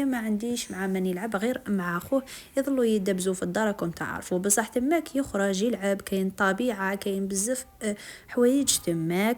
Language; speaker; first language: Arabic; native; Arabic